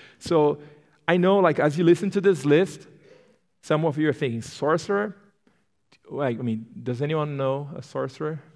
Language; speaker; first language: English; non-native, fluent; Portuguese